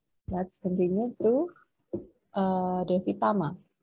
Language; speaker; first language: English; non-native, fluent; Indonesian